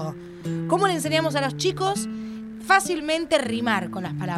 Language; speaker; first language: Spanish; native; Spanish